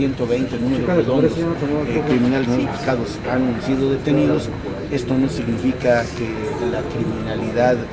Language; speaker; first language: Spanish; native; Spanish